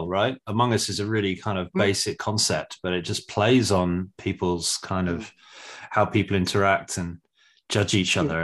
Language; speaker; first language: English; native; English